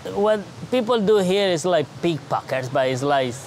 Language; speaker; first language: English; non-native, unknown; Spanish